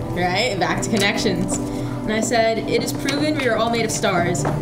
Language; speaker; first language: English; native; English